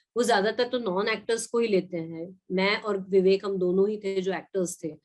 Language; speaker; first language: Hindi; non-native, local second language; Marathi